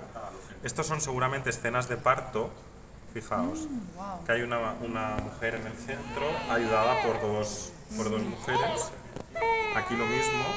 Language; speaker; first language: Spanish; native; Spanish